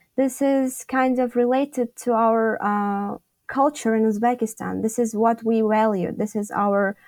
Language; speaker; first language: English; non-native, fluent; Tajik